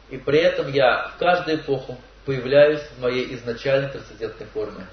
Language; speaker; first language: Russian; native; Russian